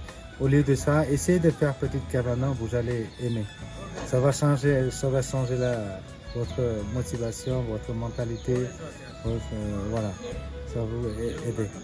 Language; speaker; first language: French; non-native, fluent; Nepali